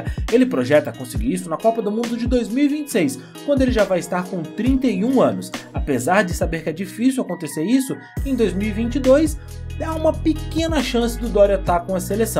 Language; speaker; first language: Portuguese; native; Portuguese